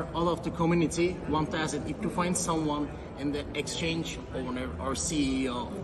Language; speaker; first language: English; non-native, learner; Turkish